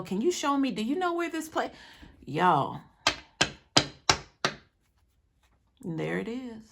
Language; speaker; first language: English; native; English